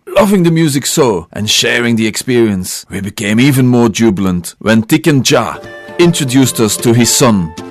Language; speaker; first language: English; non-native, fluent; Dutch